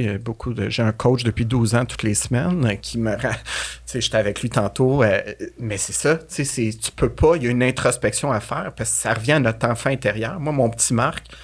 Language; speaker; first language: French; native; French